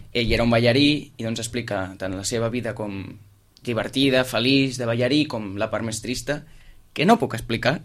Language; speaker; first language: Catalan; native; Catalan